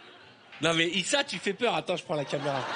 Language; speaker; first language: French; native; French